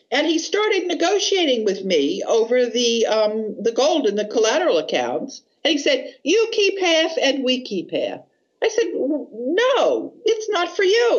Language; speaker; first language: English; native; English